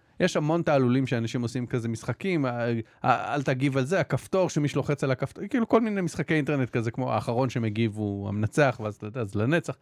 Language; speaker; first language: Hebrew; native; Hebrew